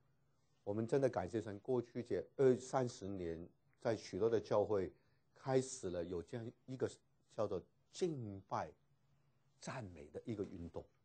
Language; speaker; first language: Chinese; native; Chinese